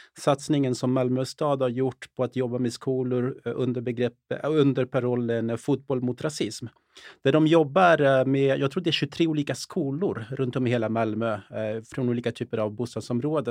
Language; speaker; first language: Swedish; early bilingual, other home language; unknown